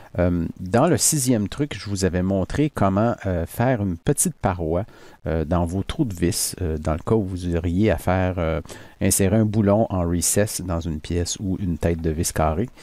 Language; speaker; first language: French; native; French